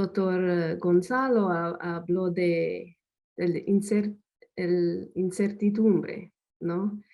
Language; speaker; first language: Spanish; non-native, fluent; English